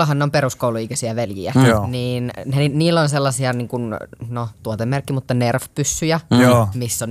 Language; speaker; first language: Finnish; native; Finnish